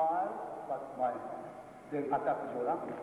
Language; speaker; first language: English; non-native, learner; Japanese